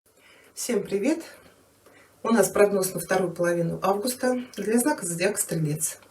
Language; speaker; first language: Russian; native; Russian